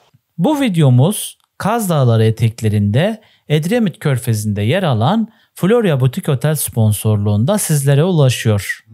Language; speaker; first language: Turkish; native; Turkish